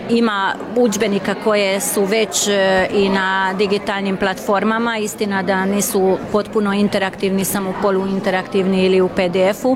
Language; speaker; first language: Croatian; early bilingual, heritage; Croatian